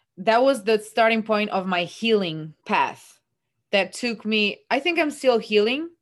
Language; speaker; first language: English; non-native, fluent; Italian